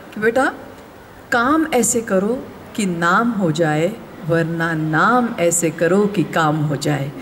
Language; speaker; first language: Hindi; non-native, local second language; Marathi